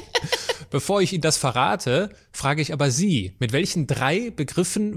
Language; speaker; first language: German; native; German